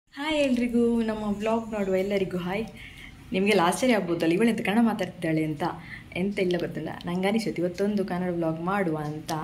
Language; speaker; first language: Kannada; non-native, local second language; Tulu